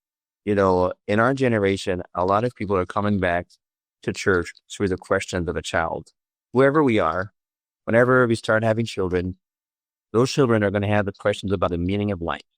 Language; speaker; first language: English; non-native, fluent; French